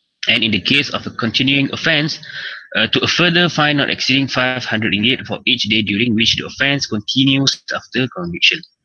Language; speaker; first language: English; non-native, local second language; Malay